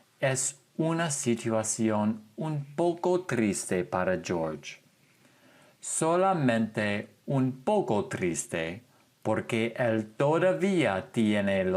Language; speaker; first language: Spanish; non-native, fluent; English